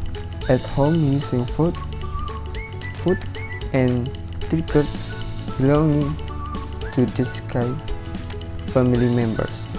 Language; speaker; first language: English; non-native, learner; Indonesian